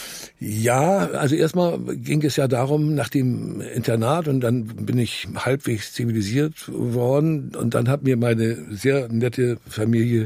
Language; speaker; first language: German; native; German